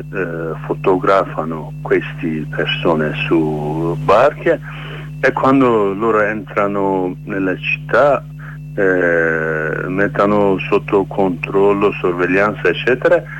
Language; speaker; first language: Italian; non-native, learner; Kurdish